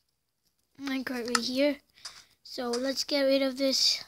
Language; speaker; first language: English; native; English